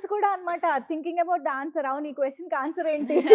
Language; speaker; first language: Telugu; native; Telugu